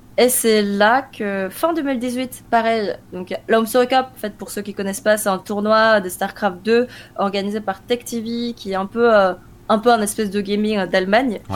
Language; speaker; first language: French; early bilingual, other home language; Korean